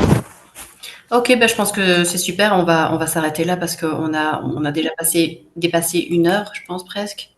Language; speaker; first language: French; native; French